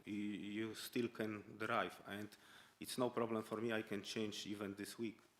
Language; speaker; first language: English; non-native, learner; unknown